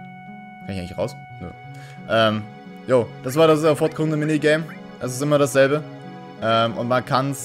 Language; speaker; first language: German; native; German